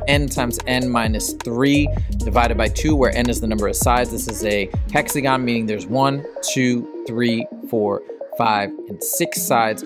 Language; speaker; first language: English; native; English